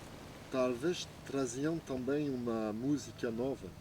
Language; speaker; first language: Portuguese; non-native, fluent; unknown